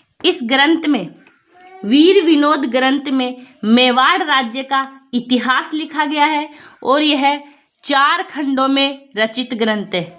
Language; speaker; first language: Hindi; native; Hindi